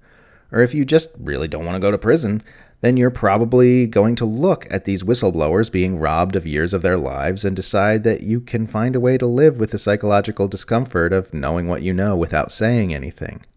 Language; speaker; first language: English; native; English